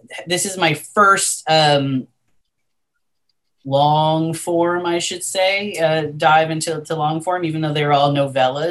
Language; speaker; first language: English; native; English